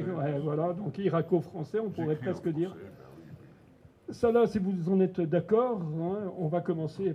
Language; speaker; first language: French; native; French